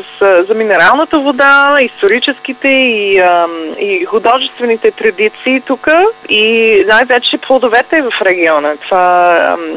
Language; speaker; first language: Bulgarian; non-native, fluent; English